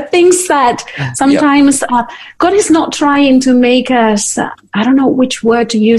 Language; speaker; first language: English; non-native, fluent; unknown